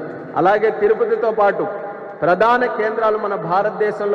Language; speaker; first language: Telugu; native; Telugu